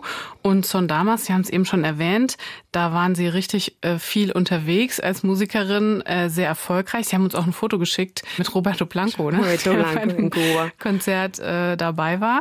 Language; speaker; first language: German; native; German